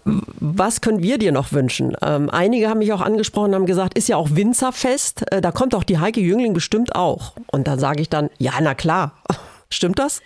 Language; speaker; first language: German; native; German